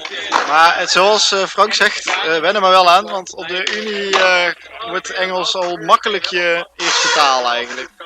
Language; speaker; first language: Dutch; native; Dutch